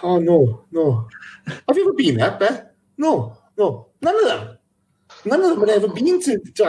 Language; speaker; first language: English; native; English